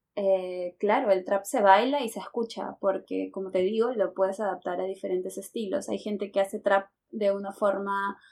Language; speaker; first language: Spanish; native; Spanish